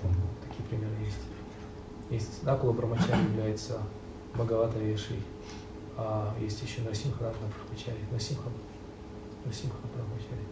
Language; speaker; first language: Russian; native; Russian